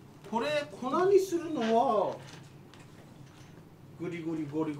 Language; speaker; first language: Japanese; native; Japanese